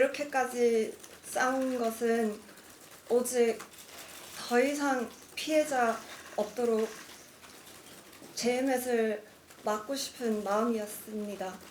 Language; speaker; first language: Korean; non-native, fluent; Cantonese